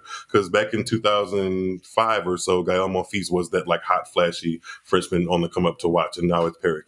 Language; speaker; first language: English; native; English